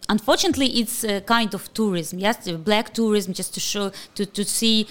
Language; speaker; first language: English; non-native, fluent; Ukrainian